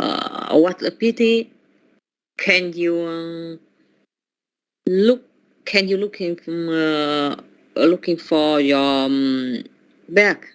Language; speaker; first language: English; non-native, learner; Vietnamese